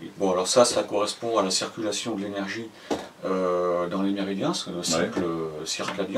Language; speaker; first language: French; native; French